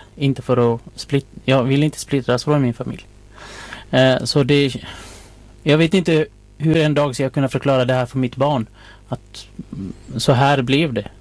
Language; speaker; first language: Swedish; non-native, fluent; Persian